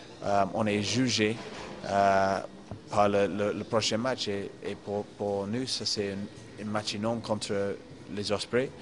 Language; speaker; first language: French; non-native, fluent; English